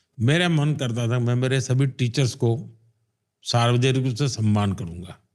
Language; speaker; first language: Hindi; non-native, local second language; Gujarati